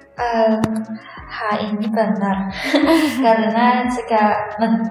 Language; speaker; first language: Indonesian; non-native, fluent; Chinese